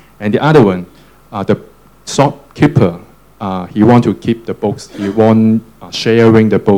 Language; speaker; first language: English; non-native, local second language; Cantonese